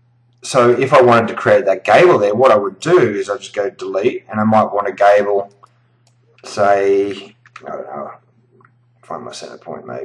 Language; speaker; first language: English; native; English